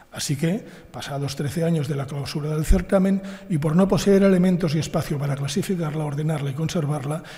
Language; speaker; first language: Spanish; non-native, local second language; Catalan